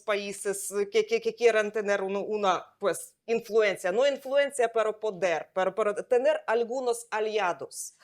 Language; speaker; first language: Spanish; non-native, fluent; Ukrainian